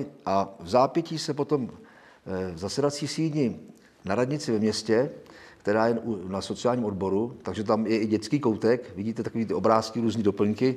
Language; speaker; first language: Czech; native; Czech